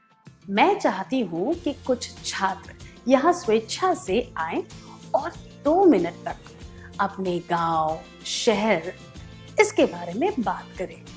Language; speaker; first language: Hindi; native; Hindi